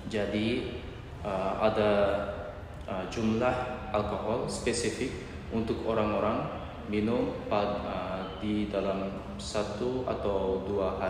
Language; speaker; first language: Indonesian; non-native, learner; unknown